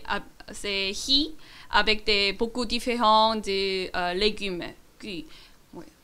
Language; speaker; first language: French; non-native, learner; Korean